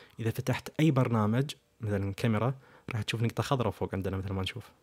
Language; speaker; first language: Arabic; native; Arabic